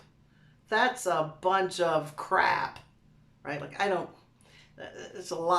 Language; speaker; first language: English; native; English